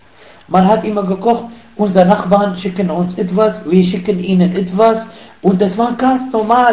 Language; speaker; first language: German; non-native, fluent; Arabic